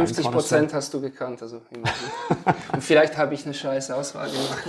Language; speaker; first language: German; native; German